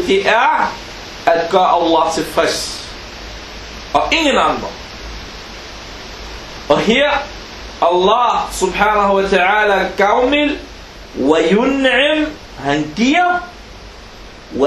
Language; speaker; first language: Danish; non-native, fluent; Arabic